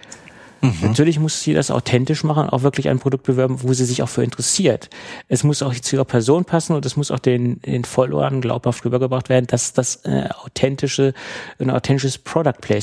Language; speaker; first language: German; native; German